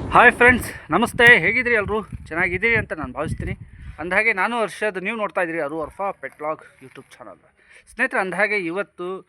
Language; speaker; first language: Kannada; non-native, local second language; Urdu